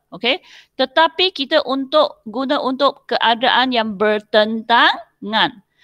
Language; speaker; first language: Malay; non-native, local second language; Chinese